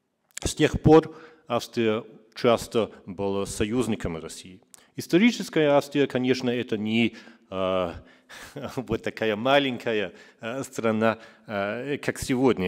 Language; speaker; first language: Russian; non-native, fluent; German